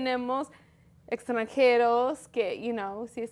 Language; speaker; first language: Spanish; early bilingual, heritage; Spanish